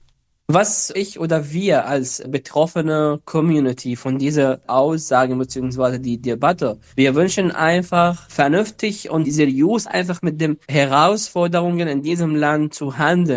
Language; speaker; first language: German; non-native, fluent; Arabic